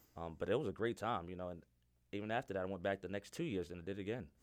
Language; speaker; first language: English; native; English